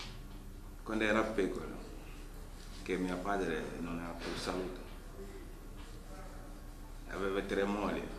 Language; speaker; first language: Italian; non-native, learner; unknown